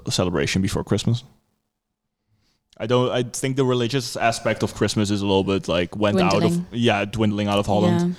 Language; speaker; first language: English; non-native, fluent; Dutch